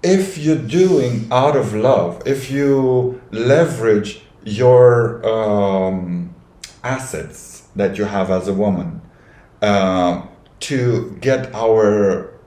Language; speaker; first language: English; non-native, fluent; Romanian